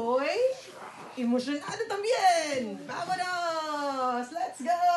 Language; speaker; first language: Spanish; non-native, learner; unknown